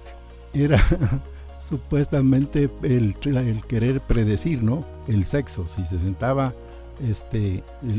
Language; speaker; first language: Spanish; native; Spanish